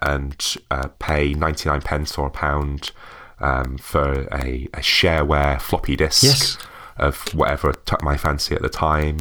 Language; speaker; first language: English; native; English